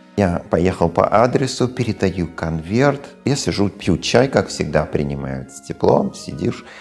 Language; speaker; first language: Russian; non-native, fluent; English